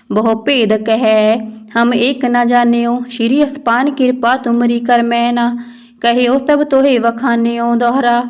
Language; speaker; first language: Hindi; non-native, local second language; Punjabi